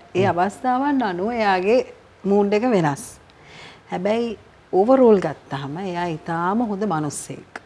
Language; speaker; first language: Sinhala; native; Sinhala